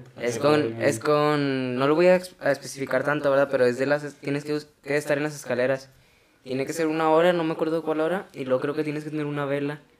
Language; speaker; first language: Spanish; native; Spanish